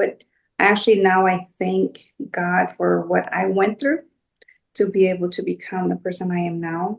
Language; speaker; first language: English; native; English